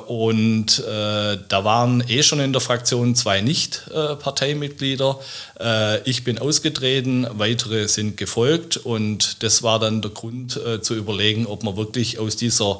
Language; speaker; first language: German; native; German